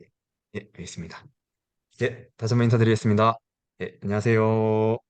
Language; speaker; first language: Korean; native; Korean